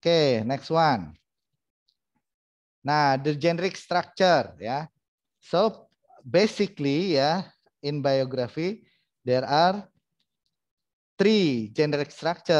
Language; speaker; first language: English; non-native, fluent; Indonesian